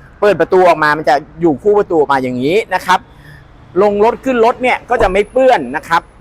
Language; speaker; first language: Thai; native; Thai